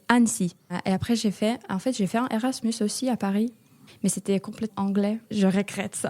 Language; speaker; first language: French; non-native, fluent; Finnish